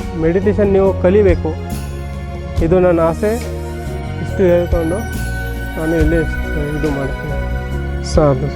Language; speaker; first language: Kannada; non-native, local second language; Marathi